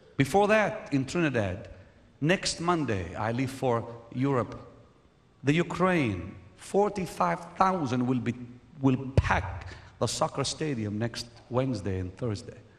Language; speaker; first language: English; non-native, fluent; Arabic